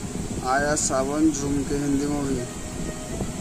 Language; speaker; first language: Hindi; non-native, local second language; Odia